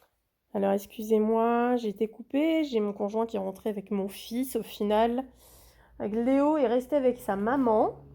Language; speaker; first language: French; native; French